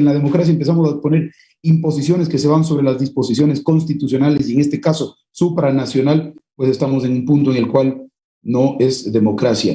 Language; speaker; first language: Spanish; native; Spanish